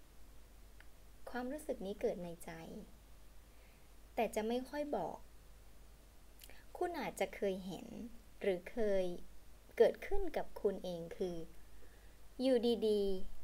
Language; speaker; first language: Thai; native; Thai